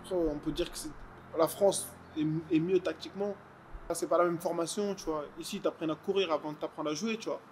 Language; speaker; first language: French; early bilingual, other home language; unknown